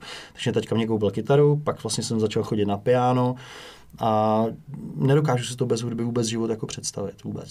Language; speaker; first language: Czech; native; Czech